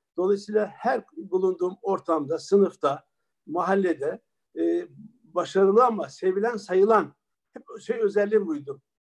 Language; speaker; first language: Turkish; early bilingual, other home language; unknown